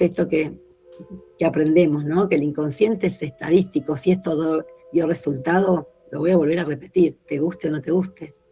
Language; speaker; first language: Spanish; native; Spanish